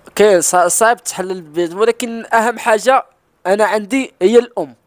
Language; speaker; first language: Arabic; non-native, local second language; Spanish